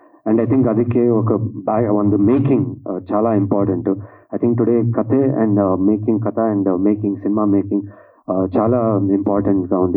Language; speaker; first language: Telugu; non-native, learner; Kannada